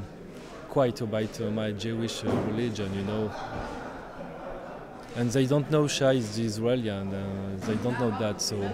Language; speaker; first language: English; non-native, learner; French